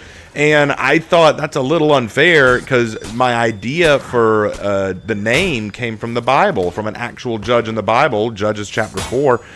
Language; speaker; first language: English; native; English